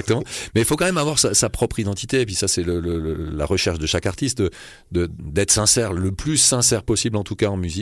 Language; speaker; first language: French; native; French